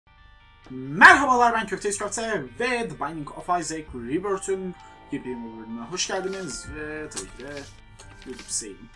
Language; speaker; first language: Turkish; native; Turkish